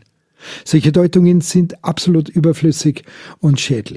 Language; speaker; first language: German; native; German